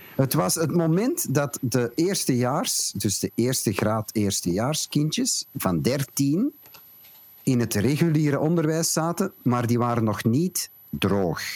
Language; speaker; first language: Dutch; native; Dutch